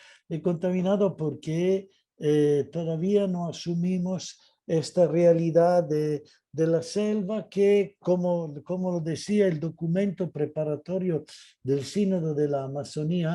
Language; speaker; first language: Spanish; non-native, fluent; Italian